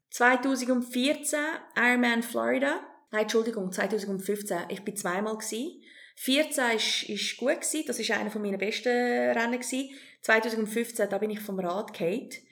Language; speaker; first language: German; early bilingual, heritage; German